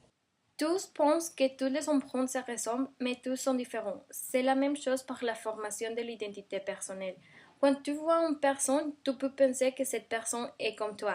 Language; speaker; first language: French; non-native, learner; Spanish